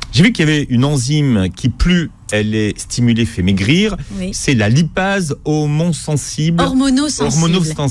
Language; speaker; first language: French; native; French